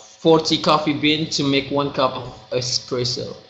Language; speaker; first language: English; non-native, learner; Indonesian